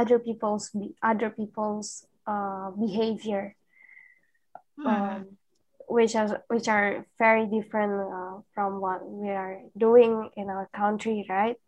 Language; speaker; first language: English; non-native, fluent; Indonesian